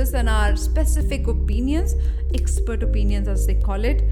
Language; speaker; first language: English; non-native, local second language; Hindi